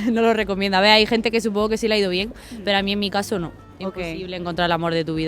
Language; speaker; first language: Spanish; native; Spanish